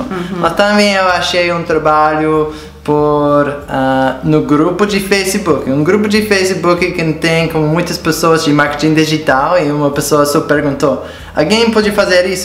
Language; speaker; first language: Portuguese; non-native, fluent; English